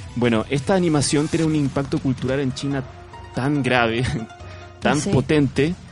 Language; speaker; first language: Spanish; non-native, fluent; Chinese